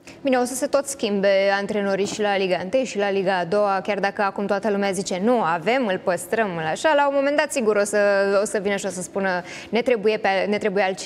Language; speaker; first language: Romanian; native; Romanian